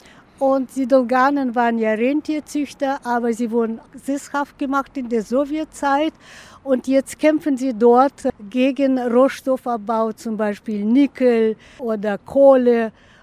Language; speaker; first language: German; non-native, fluent; Russian